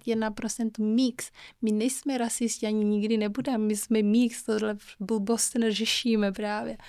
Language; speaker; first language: Czech; non-native, fluent; Kabuverdianu